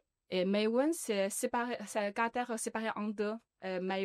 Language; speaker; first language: French; non-native, learner; Chinese